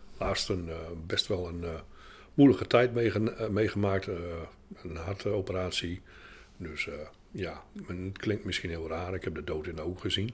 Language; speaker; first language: Dutch; native; Dutch